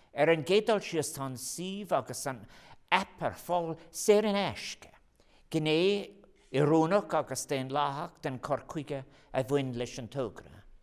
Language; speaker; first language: Irish; non-native, local second language; English